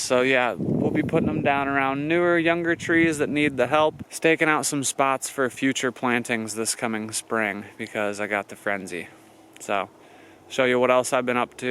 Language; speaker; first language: English; native; English